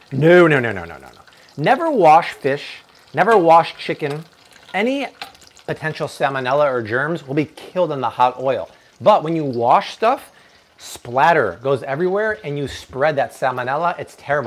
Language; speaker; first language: English; native; English